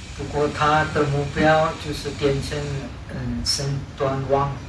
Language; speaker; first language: Chinese; non-native, fluent; Czech